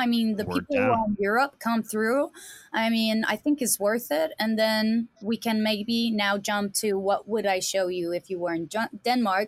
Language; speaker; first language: English; non-native, fluent; Danish